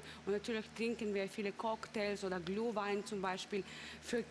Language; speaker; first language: German; non-native, fluent; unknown